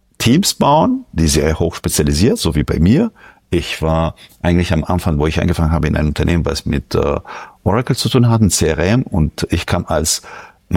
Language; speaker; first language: German; non-native, fluent; French